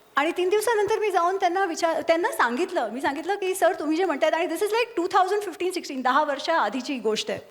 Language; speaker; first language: Marathi; non-native, local second language; Gujarati